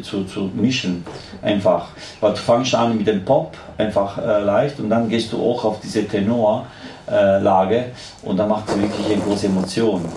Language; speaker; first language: German; non-native, fluent; Italian